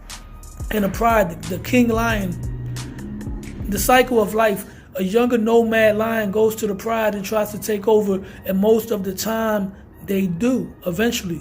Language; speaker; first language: English; native; English